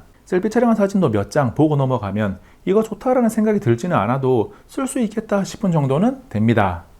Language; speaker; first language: Korean; native; Korean